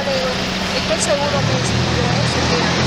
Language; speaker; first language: Spanish; native; Spanish